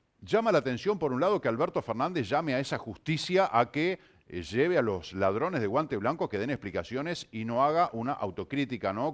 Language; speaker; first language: Spanish; native; Spanish